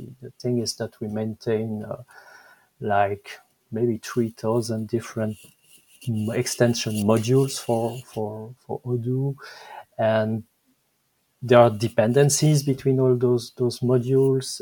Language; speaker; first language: English; non-native, fluent; French